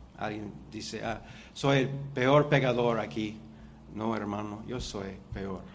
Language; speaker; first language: Spanish; non-native, fluent; English